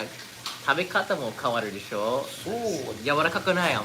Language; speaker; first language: Japanese; non-native, fluent; English